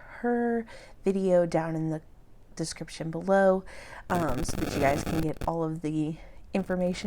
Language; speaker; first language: English; native; English